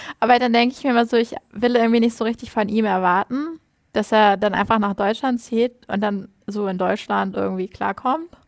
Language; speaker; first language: German; native; German